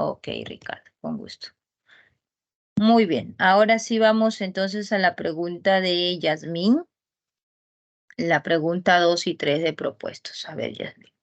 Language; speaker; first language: Spanish; native; Spanish